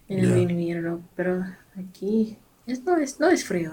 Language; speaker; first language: Spanish; non-native, learner; English